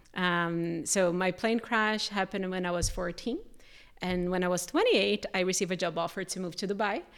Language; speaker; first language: English; non-native, fluent; Portuguese